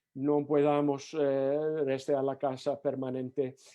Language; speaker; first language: Spanish; non-native, learner; English